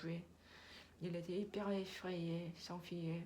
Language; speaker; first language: French; non-native, learner; Korean